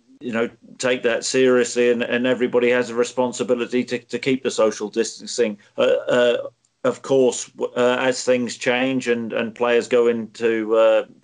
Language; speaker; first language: English; native; English